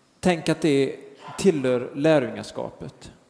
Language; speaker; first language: Swedish; native; Swedish